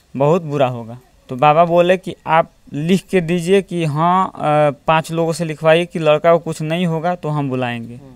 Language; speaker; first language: Hindi; native; Hindi